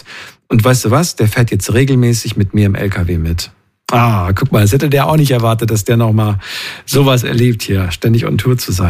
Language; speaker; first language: German; native; German